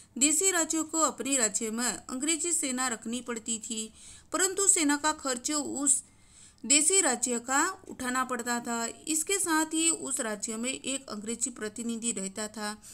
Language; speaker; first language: Hindi; non-native, local second language; Gujarati